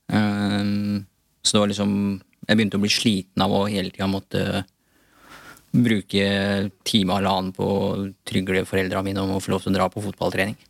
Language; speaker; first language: Norwegian; early bilingual, other home language; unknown